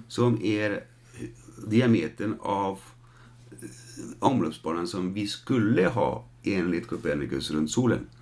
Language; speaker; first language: Swedish; non-native, fluent; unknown